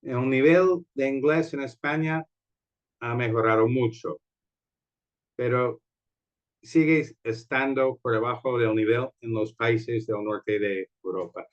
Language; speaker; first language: Spanish; non-native, fluent; English